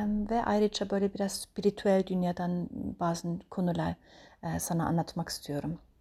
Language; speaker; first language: Turkish; non-native, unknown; German